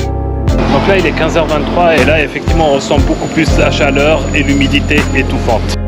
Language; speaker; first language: French; native; French